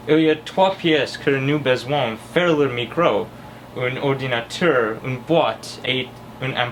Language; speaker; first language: French; non-native, learner; English